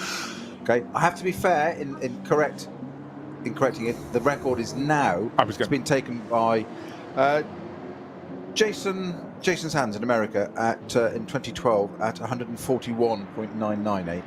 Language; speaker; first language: English; native; English